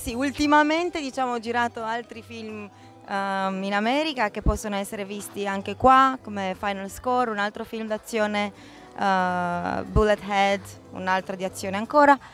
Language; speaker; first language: Italian; non-native, fluent; Romanian